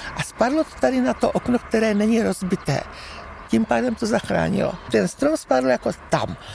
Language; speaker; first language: Czech; native; Czech